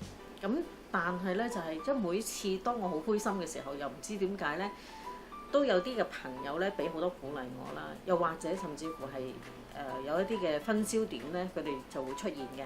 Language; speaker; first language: Cantonese; native; Cantonese